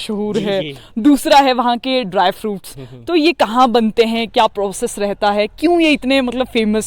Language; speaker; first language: Hindi; native; Hindi